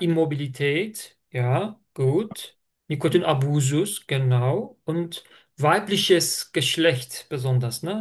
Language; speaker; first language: German; non-native, fluent; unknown